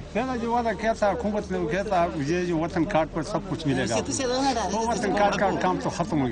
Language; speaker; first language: Hindi; non-native, local second language; Pashto